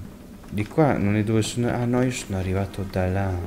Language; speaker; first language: Italian; native; Italian